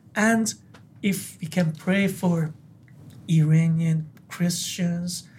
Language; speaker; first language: English; non-native, fluent; Persian